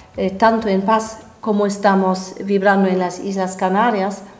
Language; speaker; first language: Spanish; non-native, fluent; German